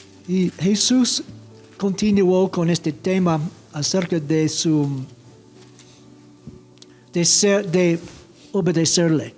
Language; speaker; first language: Spanish; non-native, fluent; English